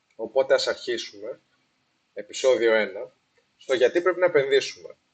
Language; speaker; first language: Greek; early bilingual, heritage; Greek